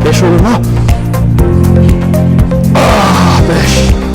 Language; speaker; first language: Turkish; native; Turkish